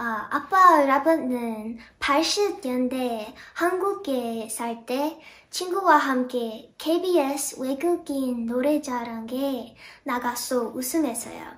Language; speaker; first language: Korean; non-native, learner; English